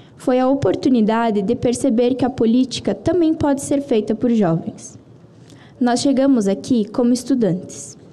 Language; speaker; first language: Portuguese; native; Portuguese